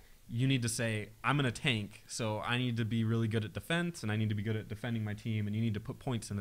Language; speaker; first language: English; native; English